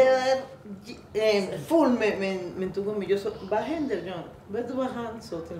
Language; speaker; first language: Swedish; non-native, learner; Spanish